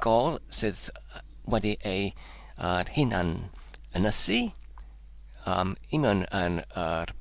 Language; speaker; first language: Welsh; non-native, learner; Polish